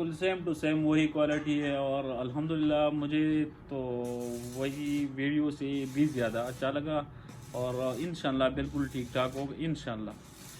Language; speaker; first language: Hindi; non-native, local second language; Pashto